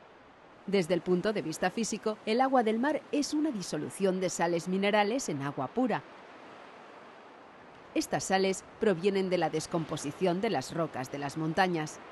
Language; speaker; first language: Spanish; native; Spanish